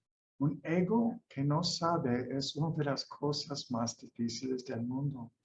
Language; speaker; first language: Spanish; non-native, fluent; English